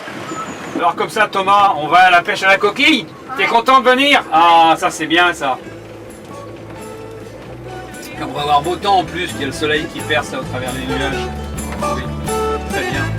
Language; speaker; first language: French; native; French